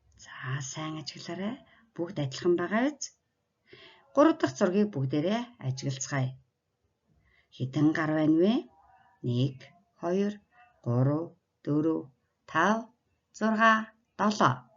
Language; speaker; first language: Mongolian; native; Mongolian